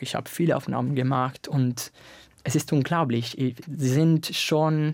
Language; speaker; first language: German; non-native, fluent; Italian